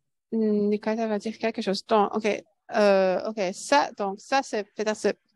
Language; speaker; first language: French; non-native, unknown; English